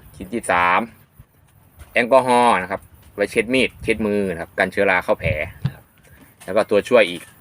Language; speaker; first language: Thai; non-native, local second language; Northeastern Thai